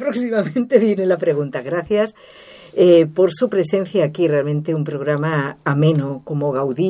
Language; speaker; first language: Spanish; native; Spanish